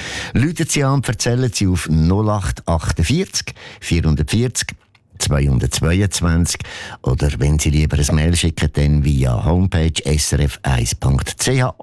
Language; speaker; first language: German; native; German